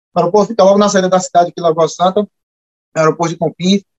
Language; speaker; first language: Portuguese; native; Portuguese